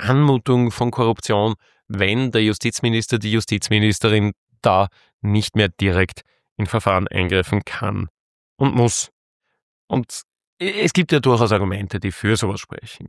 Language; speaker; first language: German; native; German